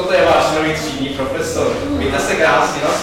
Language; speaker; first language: Czech; native; Czech